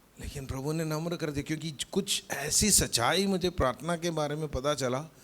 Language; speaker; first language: Hindi; non-native, local second language; Malayalam